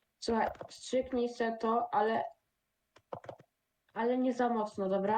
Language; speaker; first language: Polish; native; Polish